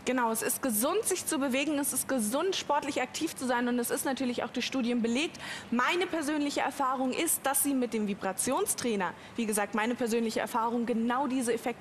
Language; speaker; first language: German; native; German